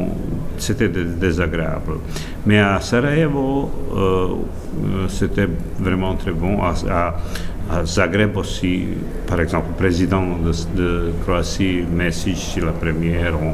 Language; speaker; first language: French; non-native, fluent; Serbian